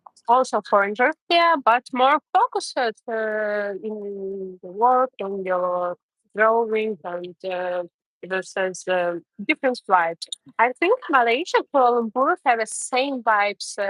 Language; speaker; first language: English; non-native, learner; Russian